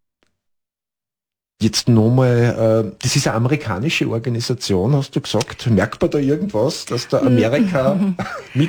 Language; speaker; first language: German; native; German